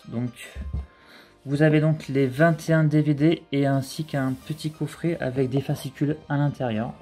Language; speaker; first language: French; native; French